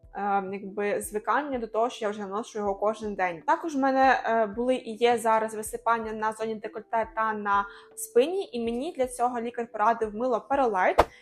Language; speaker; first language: Ukrainian; non-native, local second language; Russian